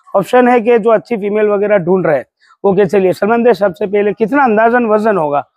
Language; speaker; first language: Hindi; non-native, local second language; Gujarati